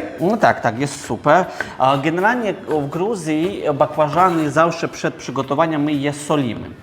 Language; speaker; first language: Polish; non-native, fluent; Georgian